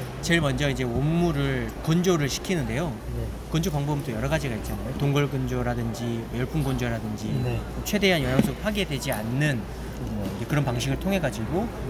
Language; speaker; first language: Korean; native; Korean